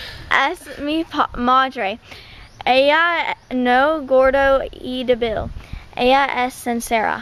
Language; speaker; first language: Spanish; non-native, learner; English